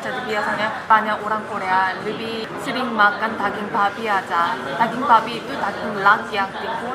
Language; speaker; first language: Indonesian; non-native, fluent; Korean